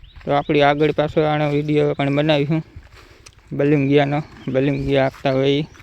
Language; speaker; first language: Gujarati; native; Gujarati